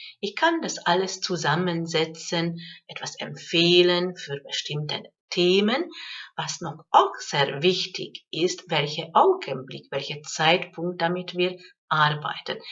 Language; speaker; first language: German; non-native, fluent; Hungarian